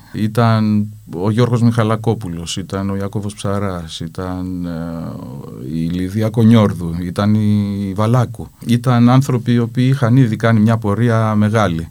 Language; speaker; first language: Greek; native; Greek